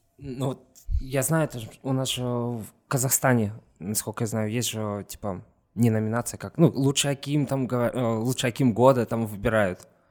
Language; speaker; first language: Russian; native; Russian